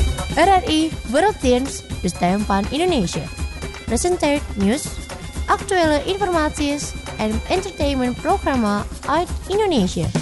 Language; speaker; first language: Dutch; non-native, fluent; Indonesian